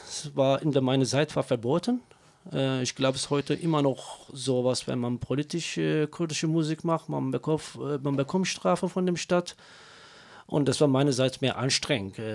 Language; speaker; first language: German; non-native, learner; Kurdish